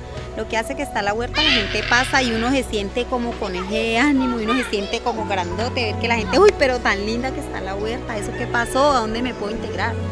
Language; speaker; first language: Spanish; non-native, learner; Tamil